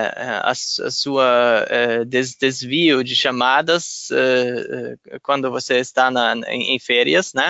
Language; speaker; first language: Portuguese; non-native, fluent; German